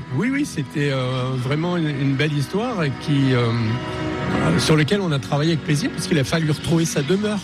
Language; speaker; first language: French; native; French